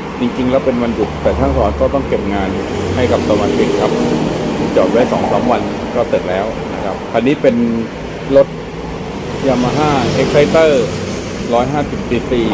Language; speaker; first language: Thai; native; Thai